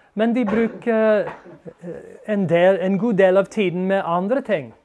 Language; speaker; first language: Norwegian; non-native, fluent; English